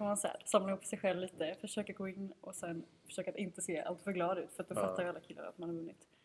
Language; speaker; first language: Swedish; native; Swedish